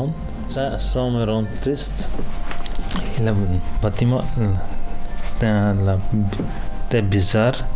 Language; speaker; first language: French; non-native, learner; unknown